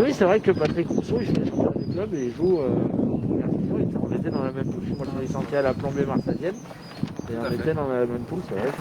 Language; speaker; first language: French; native; French